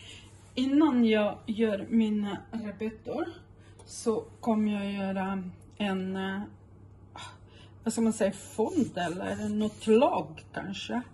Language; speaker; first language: Swedish; non-native, local second language; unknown